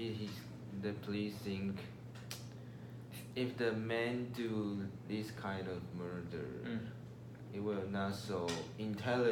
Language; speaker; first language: English; non-native, learner; Chinese